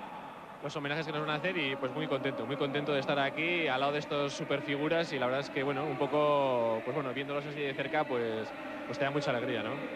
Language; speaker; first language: Spanish; native; Spanish